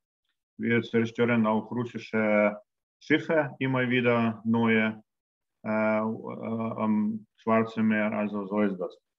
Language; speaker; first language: German; non-native, learner; Russian